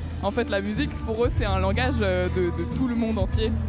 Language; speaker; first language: French; native; French